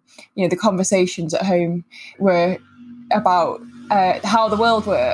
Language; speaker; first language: English; native; English